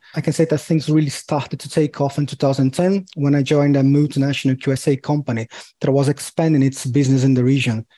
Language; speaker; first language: English; non-native, fluent; Portuguese